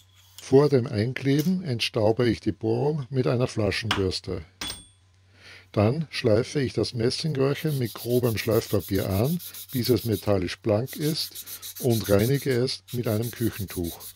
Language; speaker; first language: German; native; German